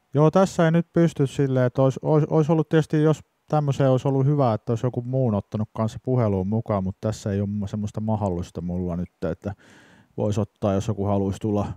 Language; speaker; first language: Finnish; native; Finnish